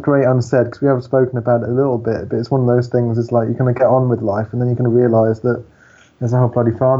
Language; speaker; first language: English; native; English